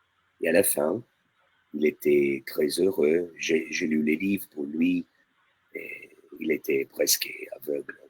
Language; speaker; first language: French; non-native, fluent; Italian